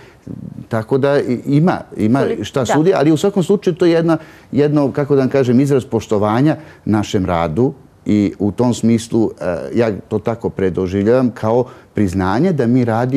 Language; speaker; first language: Bosnian; native; Bosnian